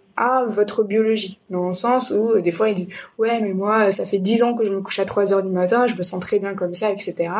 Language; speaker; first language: French; native; French